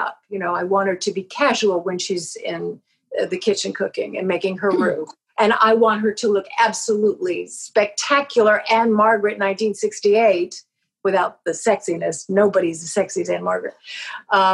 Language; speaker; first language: English; native; English